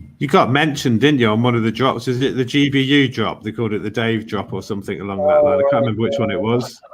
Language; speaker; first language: English; native; English